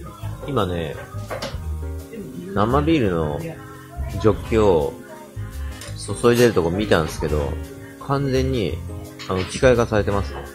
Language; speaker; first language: Japanese; native; Japanese